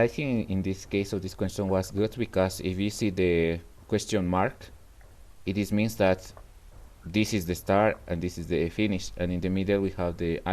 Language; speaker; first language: English; non-native, fluent; Spanish